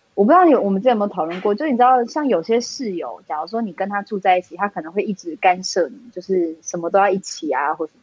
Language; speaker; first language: Chinese; native; Chinese